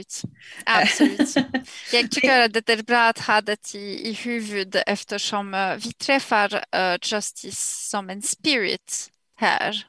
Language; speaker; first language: Swedish; non-native, fluent; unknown